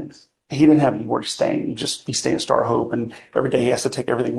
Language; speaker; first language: English; native; English